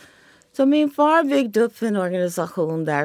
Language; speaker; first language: Swedish; non-native, fluent; English